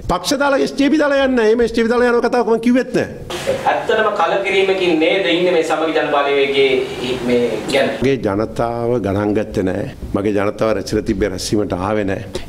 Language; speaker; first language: Sinhala; non-native, local second language; Tamil